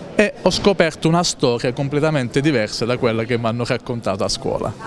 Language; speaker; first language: Italian; native; Italian